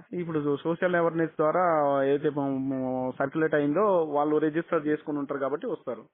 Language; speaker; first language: Telugu; non-native, local second language; Kannada